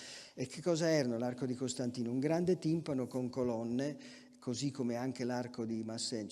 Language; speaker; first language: Italian; native; Italian